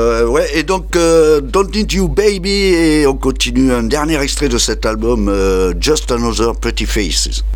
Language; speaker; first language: French; native; French